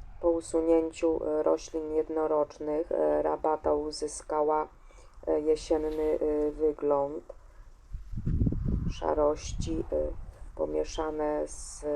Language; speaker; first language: Polish; native; Polish